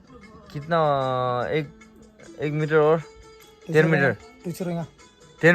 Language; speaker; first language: Hindi; non-native, local second language; Kannada